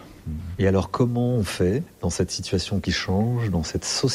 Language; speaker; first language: French; native; French